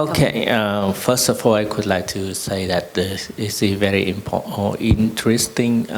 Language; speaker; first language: English; non-native, learner; Vietnamese